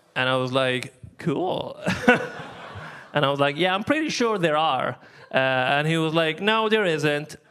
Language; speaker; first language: English; non-native, fluent; Arabic